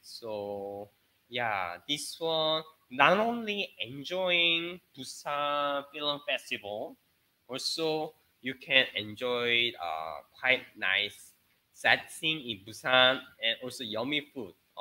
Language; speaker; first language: English; non-native, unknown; Korean